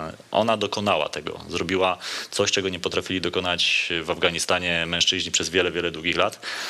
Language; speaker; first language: Polish; native; Polish